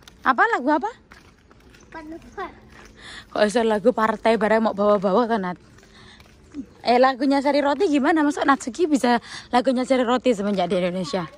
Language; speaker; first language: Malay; non-native, local second language; Javanese